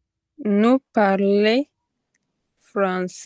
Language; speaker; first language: French; non-native, learner; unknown